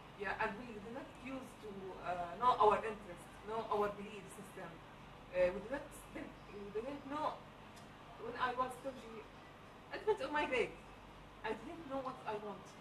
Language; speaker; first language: English; non-native, learner; Arabic